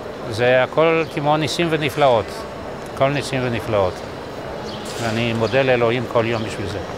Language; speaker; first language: Hebrew; non-native, fluent; Polish